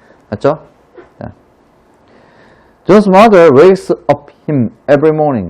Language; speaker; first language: English; non-native, fluent; Korean